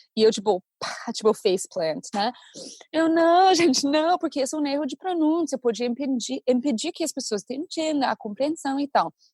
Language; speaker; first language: Portuguese; non-native, fluent; English